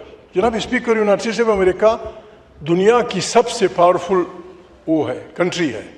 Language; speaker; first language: Urdu; non-native, local second language; Pashto